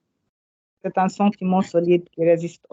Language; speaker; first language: French; non-native, local second language; Arabic